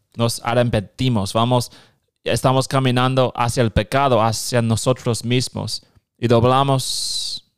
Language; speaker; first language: Spanish; non-native, fluent; English